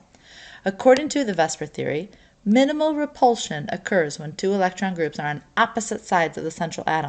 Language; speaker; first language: English; native; English